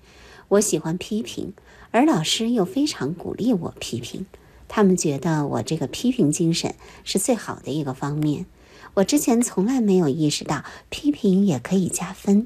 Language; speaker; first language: Chinese; native; Chinese